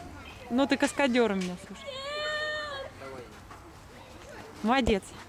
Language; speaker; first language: Russian; native; Russian